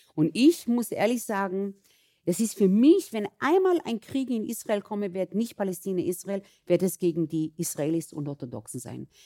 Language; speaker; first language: German; early bilingual, other home language; Hebrew